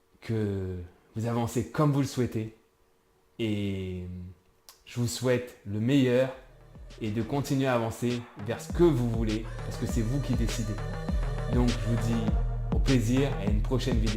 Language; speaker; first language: French; native; French